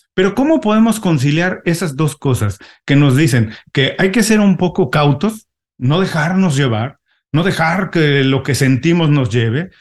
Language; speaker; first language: Spanish; native; Spanish